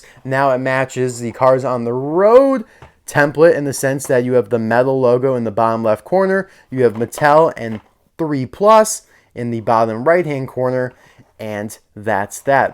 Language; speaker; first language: English; native; English